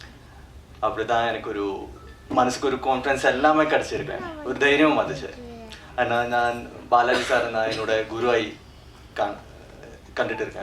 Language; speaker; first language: Tamil; non-native, learner; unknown